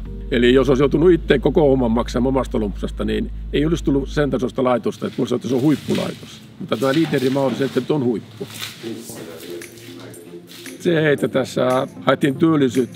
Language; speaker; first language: Finnish; native; Finnish